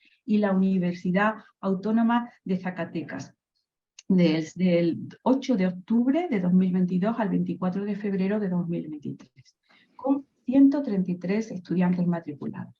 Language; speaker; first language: Spanish; native; Spanish